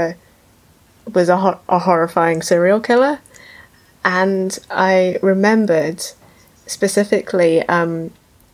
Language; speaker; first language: English; native; English